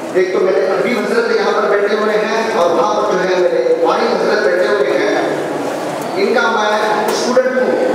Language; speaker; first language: Hindi; non-native, local second language; Urdu